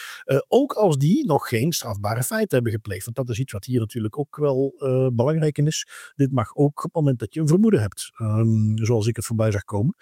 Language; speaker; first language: Dutch; native; Dutch